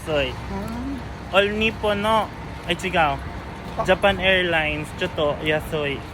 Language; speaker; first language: Japanese; non-native, learner; Filipino